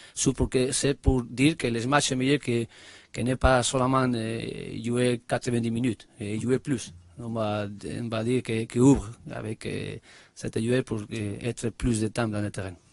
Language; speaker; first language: French; non-native, learner; Spanish